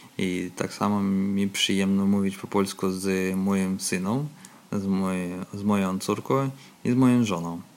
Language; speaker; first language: Polish; non-native, learner; Russian